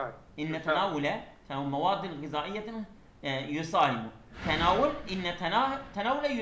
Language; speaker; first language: Arabic; non-native, fluent; Turkish